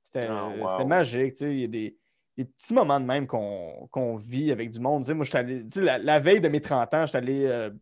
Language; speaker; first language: French; native; French